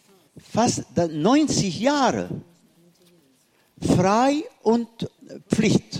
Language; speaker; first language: German; non-native, fluent; Arabic